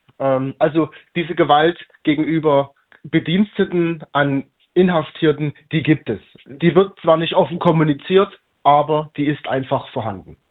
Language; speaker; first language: German; native; German